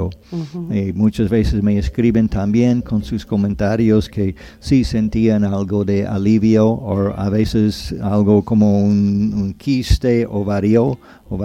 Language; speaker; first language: Spanish; non-native, fluent; English